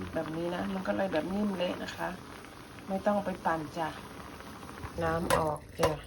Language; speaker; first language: Thai; native; Thai